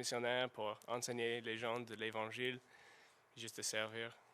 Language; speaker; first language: French; non-native, learner; English